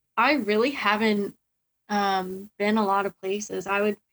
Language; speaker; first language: English; native; English